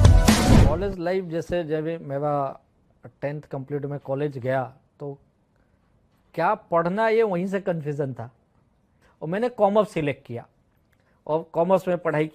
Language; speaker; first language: Hindi; native; Hindi